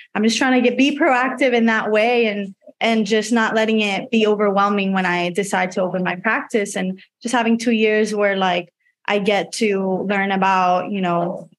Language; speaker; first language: English; non-native, fluent; Spanish